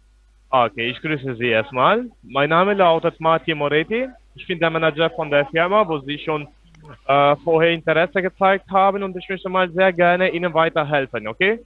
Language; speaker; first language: German; non-native, fluent; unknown